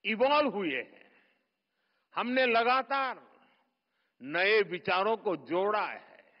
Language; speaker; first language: Hindi; non-native, local second language; Gujarati